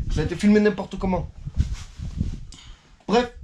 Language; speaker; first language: French; native; French